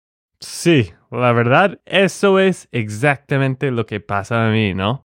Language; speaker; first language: Spanish; non-native, fluent; English